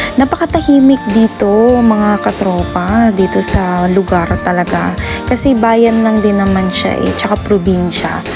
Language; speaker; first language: Filipino; non-native, local second language; Hiligaynon